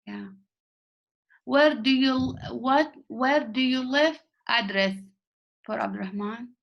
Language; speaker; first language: English; non-native, learner; Arabic